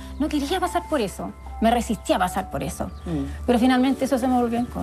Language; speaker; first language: Spanish; native; Spanish